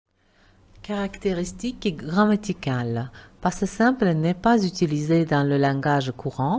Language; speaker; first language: French; non-native, fluent; Uzbek